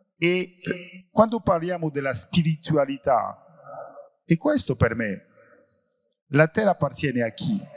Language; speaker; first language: Italian; non-native, fluent; French